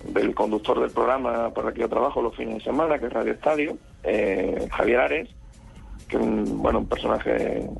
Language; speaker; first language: Spanish; native; Spanish